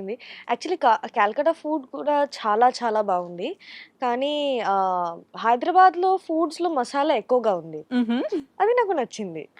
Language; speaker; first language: Telugu; non-native, learner; Bangla